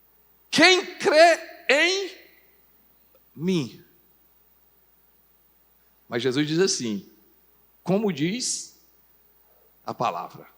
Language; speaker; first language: Portuguese; native; Portuguese